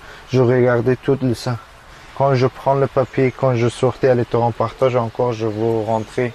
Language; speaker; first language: French; non-native, learner; Persian